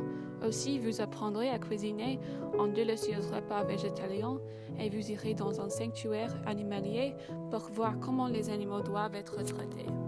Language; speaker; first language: French; non-native, learner; English